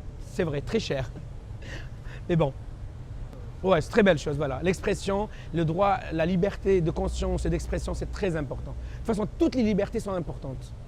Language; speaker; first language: French; non-native, local second language; Kabyle